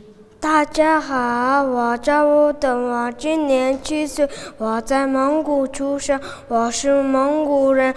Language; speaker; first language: Chinese; non-native, learner; Mongolian